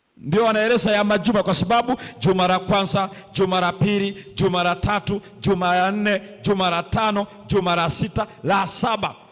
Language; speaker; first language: Swahili; native; Swahili